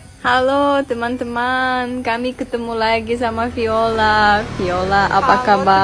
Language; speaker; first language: Indonesian; non-native, learner; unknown